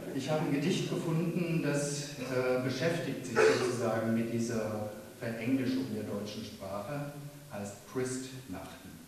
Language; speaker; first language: German; native; German